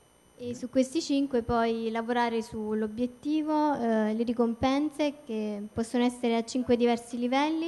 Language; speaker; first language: Italian; native; Italian